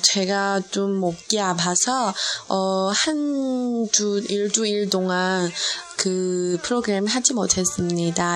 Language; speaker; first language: Korean; non-native, fluent; Chinese